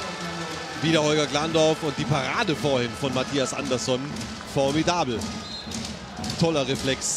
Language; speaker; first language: German; native; German